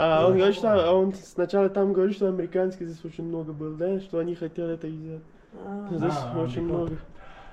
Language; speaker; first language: Russian; non-native, learner; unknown